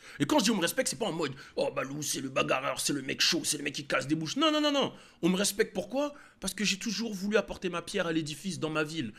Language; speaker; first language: French; native; French